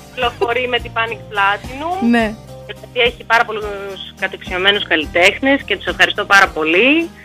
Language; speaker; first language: Greek; early bilingual, heritage; Russian